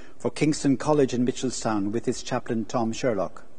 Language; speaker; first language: English; native; English